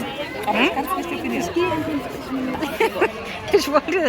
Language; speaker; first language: German; non-native, learner; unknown